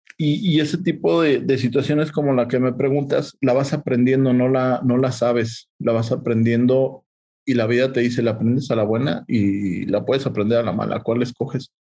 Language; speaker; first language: Spanish; native; Spanish